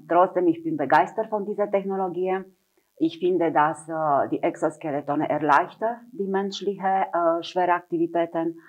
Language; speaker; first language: German; non-native, fluent; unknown